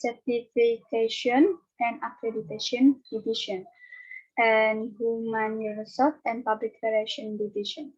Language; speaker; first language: English; non-native, learner; Indonesian